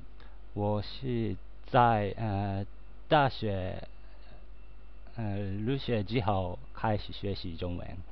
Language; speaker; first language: Chinese; non-native, learner; Japanese